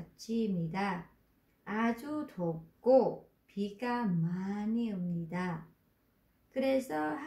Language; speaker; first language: Korean; non-native, fluent; Vietnamese